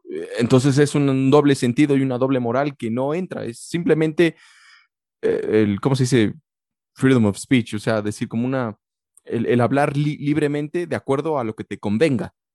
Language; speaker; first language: Spanish; early bilingual, heritage; Spanish